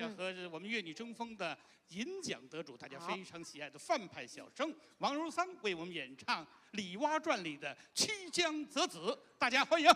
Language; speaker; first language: Chinese; native; Chinese